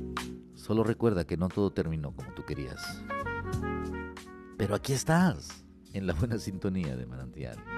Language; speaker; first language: Spanish; native; Spanish